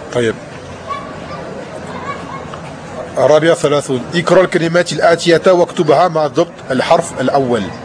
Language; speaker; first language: Arabic; non-native, fluent; French